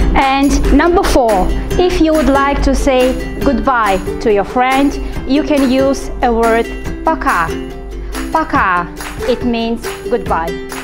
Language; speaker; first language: English; non-native, fluent; Russian